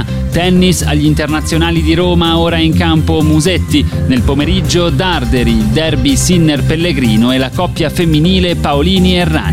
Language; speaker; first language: Italian; native; Italian